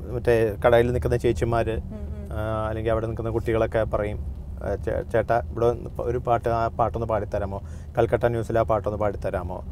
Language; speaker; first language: Malayalam; native; Malayalam